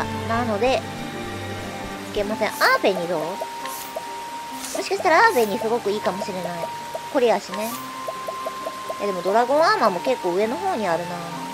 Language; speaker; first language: Japanese; native; Japanese